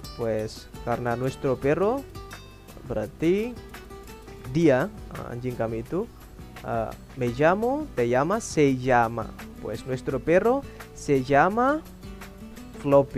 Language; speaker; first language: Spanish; non-native, fluent; Indonesian